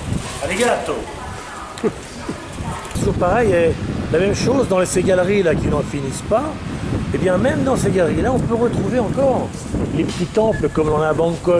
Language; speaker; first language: French; native; French